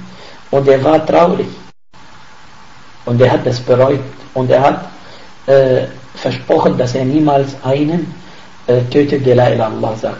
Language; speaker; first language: German; non-native, fluent; Arabic